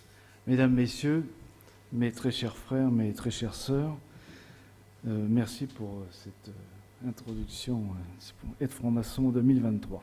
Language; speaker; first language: French; native; French